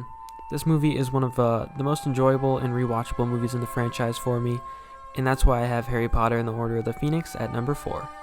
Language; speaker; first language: English; native; English